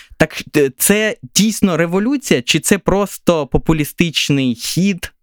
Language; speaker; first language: Ukrainian; native; Ukrainian